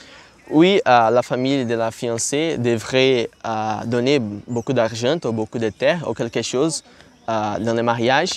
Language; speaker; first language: French; non-native, learner; Portuguese